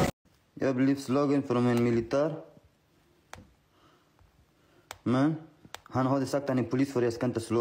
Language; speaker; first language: Swedish; non-native, learner; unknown